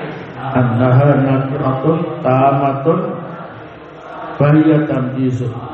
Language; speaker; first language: Arabic; non-native, fluent; Indonesian